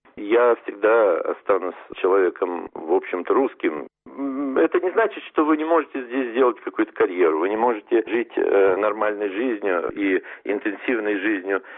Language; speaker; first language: Russian; non-native, local second language; German